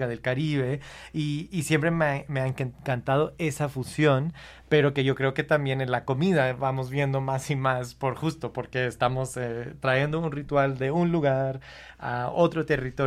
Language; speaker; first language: Spanish; early bilingual, heritage; Spanish